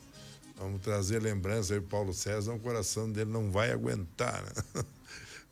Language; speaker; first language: Portuguese; native; Portuguese